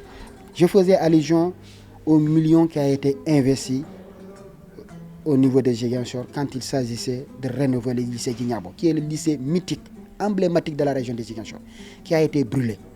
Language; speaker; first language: French; non-native, local second language; Wolof